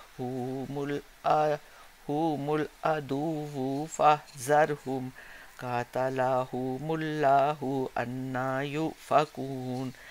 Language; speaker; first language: Arabic; non-native, learner; Hindi